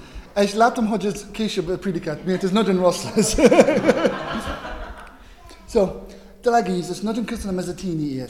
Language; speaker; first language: Hungarian; non-native, learner; English